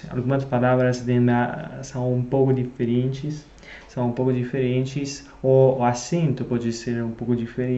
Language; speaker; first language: Portuguese; non-native, fluent; Italian